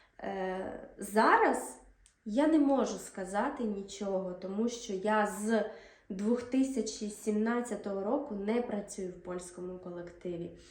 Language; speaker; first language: Ukrainian; native; Ukrainian